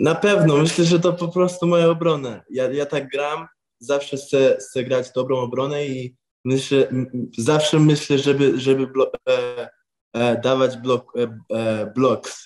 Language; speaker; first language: Polish; early bilingual, heritage; English